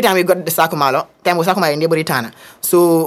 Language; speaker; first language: English; non-native, local second language; Wolof